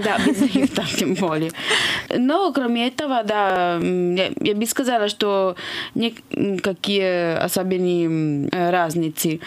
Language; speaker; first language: Russian; non-native, fluent; Italian